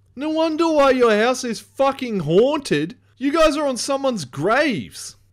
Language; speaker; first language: English; native; English